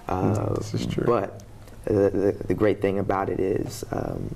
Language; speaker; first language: English; native; English